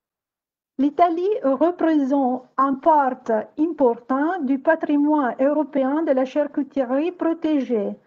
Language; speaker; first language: French; non-native, fluent; Italian